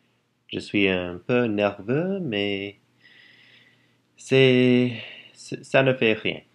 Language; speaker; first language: French; non-native, learner; English